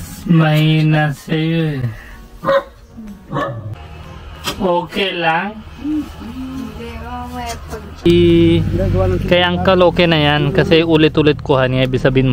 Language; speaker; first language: Filipino; non-native, learner; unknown